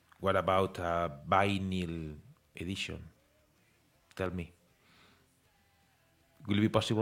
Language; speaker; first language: English; non-native, learner; Spanish